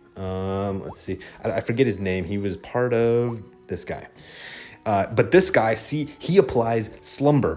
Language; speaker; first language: English; native; English